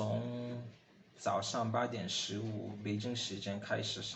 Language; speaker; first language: Chinese; non-native, fluent; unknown